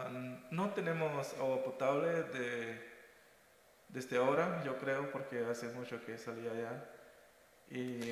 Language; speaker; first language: Spanish; non-native, local second language; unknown